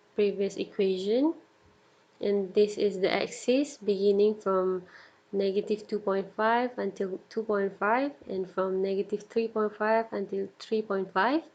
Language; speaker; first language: English; non-native, local second language; Malay